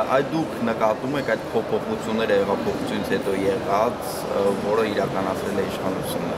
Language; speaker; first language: Armenian; native; Armenian